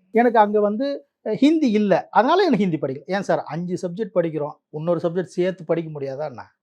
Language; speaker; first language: Tamil; non-native, local second language; Telugu